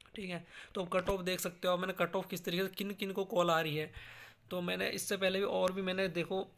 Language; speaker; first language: Hindi; native; Hindi